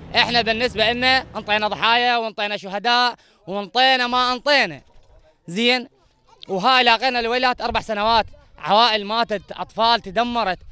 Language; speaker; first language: Arabic; native; Arabic